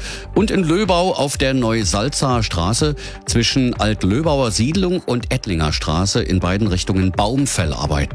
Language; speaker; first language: German; native; German